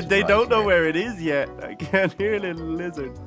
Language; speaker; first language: English; native; English